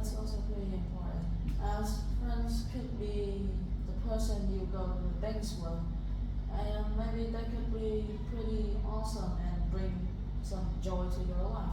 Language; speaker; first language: English; non-native, fluent; Vietnamese